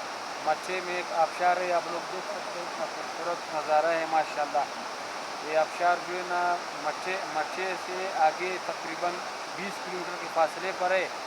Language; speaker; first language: Hindi; non-native, local second language; Pashto